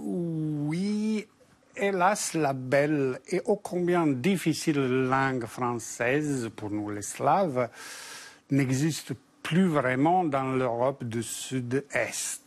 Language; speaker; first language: French; non-native, fluent; Bosnian